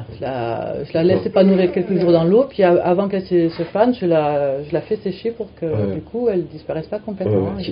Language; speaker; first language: French; native; French